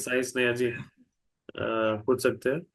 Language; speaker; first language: Hindi; native; Hindi